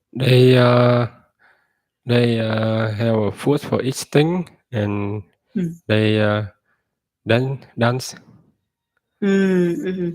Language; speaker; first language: English; non-native, learner; Vietnamese